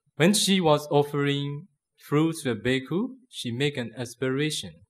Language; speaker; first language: English; non-native, fluent; Burmese